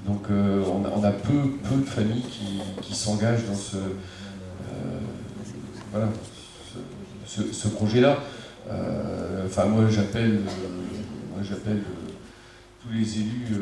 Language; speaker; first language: French; native; French